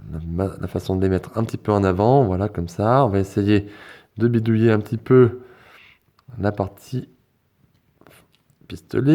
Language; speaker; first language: French; native; French